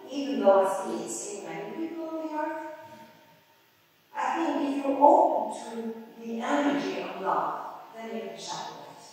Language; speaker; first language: English; non-native, fluent; Norwegian